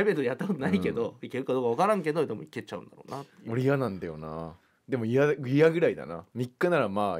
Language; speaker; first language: Japanese; native; Japanese